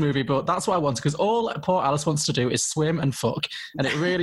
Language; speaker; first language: English; native; English